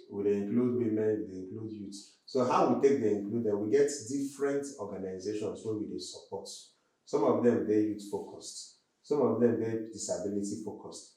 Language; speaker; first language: Nigerian Pidgin; non-native, local second language; Igbo